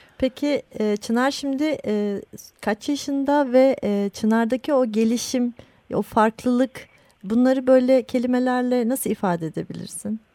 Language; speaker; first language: Turkish; native; Turkish